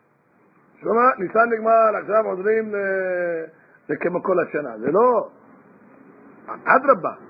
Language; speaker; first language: Hebrew; non-native, fluent; English